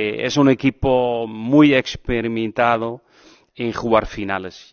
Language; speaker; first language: Spanish; non-native, fluent; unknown